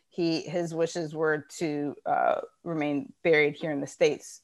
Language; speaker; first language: English; early bilingual, other home language; Ganda